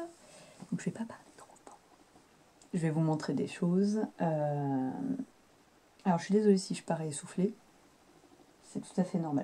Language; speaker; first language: French; native; French